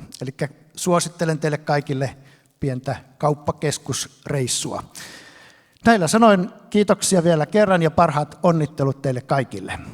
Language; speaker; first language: Finnish; native; Finnish